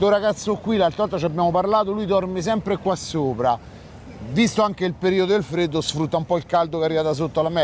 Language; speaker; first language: Italian; native; Italian